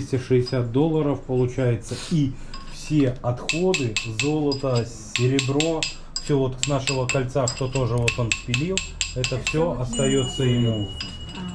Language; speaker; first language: Russian; native; Russian